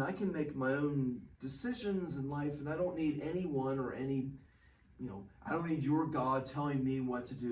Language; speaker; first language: English; native; English